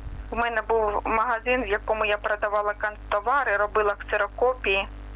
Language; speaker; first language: Ukrainian; non-native, local second language; Russian